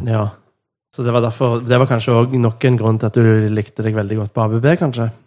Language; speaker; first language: Norwegian; native; Norwegian